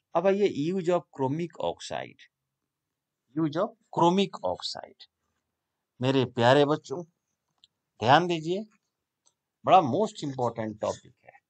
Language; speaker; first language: Hindi; native; Hindi